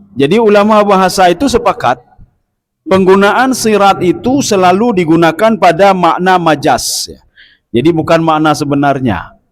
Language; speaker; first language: Malay; non-native, local second language; Achinese